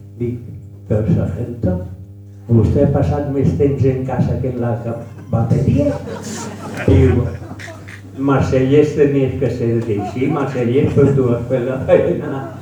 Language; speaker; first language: Catalan; early bilingual, heritage; French